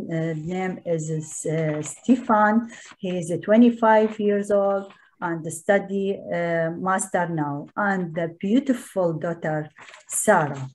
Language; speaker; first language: English; non-native, learner; Arabic